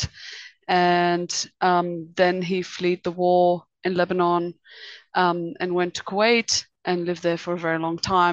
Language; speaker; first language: English; native; English